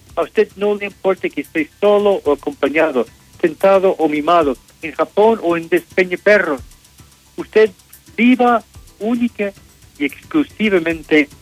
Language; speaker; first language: Spanish; non-native, fluent; English